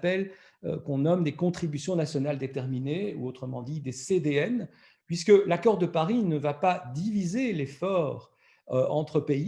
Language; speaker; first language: French; native; French